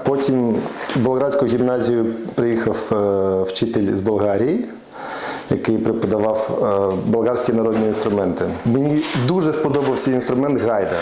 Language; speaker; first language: Ukrainian; non-native, local second language; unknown